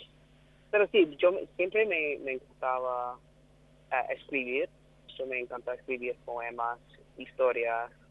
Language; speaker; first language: Spanish; non-native, learner; English